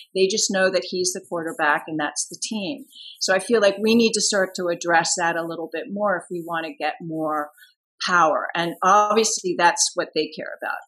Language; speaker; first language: English; native; English